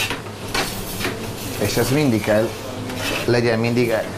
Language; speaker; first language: Hungarian; non-native, learner; Italian